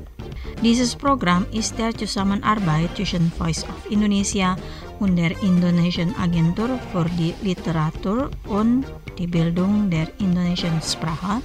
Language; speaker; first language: German; non-native, fluent; Indonesian